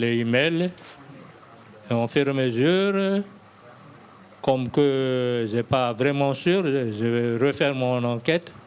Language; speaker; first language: French; non-native, local second language; Malagasy